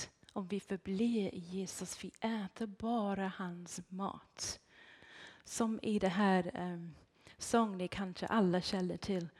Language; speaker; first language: Swedish; non-native, fluent; English